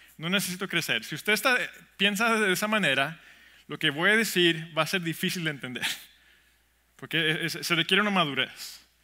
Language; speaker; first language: Spanish; early bilingual, heritage; Spanish